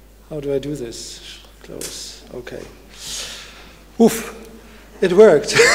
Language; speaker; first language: English; non-native, fluent; German